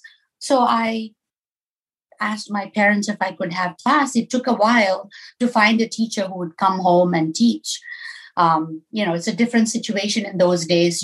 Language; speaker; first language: English; non-native, local second language; Tamil